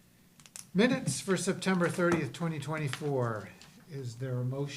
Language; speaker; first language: English; native; English